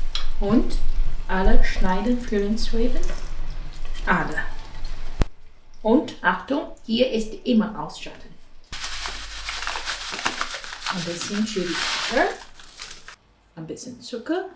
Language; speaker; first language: German; non-native, learner; Chinese